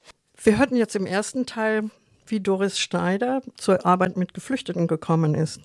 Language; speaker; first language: German; native; German